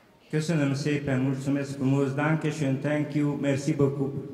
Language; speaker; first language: Romanian; non-native, local second language; Hungarian